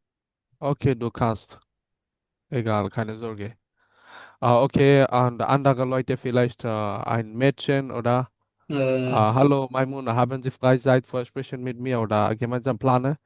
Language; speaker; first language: German; non-native, learner; Bangla